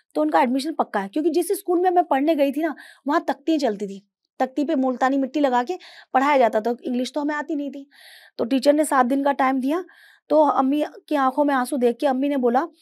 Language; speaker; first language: Hindi; native; Hindi